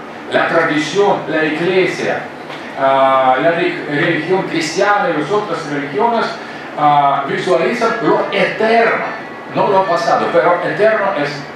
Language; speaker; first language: Spanish; non-native, fluent; Russian